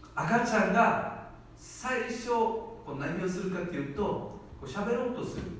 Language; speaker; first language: Japanese; non-native, fluent; Korean